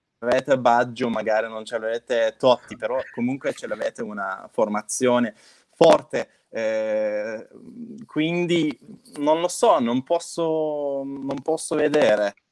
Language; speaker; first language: Italian; non-native, fluent; Turkish